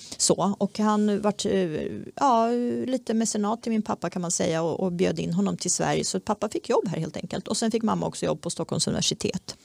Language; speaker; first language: Swedish; early bilingual, other home language; Czech